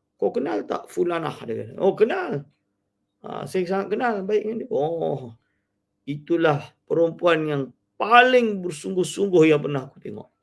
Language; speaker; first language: Malay; native; Malay